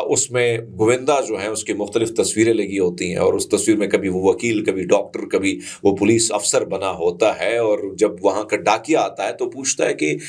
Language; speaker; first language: Urdu; non-native, local second language; Punjabi